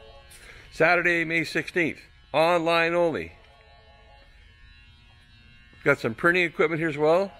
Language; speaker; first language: English; native; English